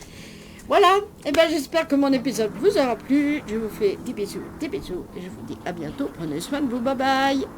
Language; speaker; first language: French; native; French